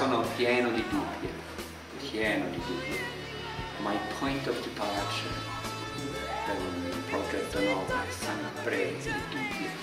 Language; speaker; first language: Italian; non-native, learner; German